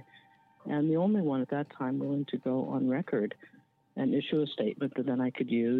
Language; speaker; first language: English; native; English